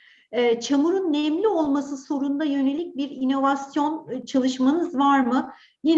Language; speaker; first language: Turkish; native; Turkish